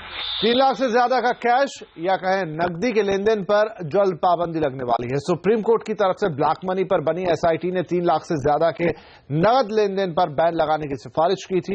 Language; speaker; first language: Hindi; native; Hindi